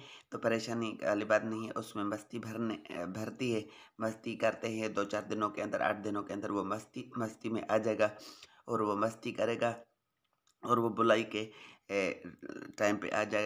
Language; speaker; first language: Hindi; non-native, local second language; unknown